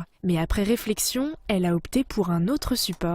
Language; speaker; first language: French; native; French